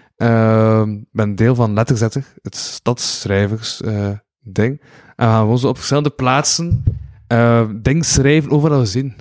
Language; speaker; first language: Dutch; native; Dutch